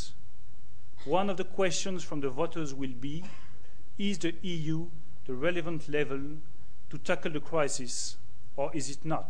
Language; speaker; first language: English; non-native, fluent; French